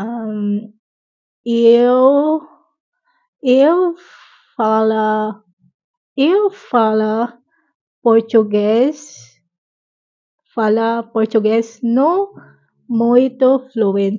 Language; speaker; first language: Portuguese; non-native, learner; Filipino